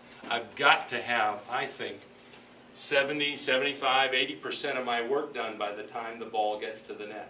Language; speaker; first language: English; native; English